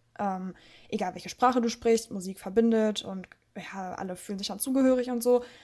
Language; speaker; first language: German; early bilingual, other home language; Russian